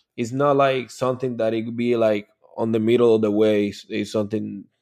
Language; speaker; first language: English; non-native, learner; Spanish